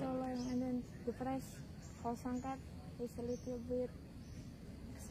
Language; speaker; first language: English; non-native, learner; Javanese